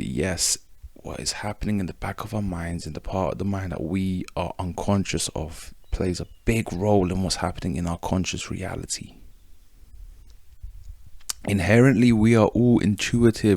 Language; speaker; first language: English; native; English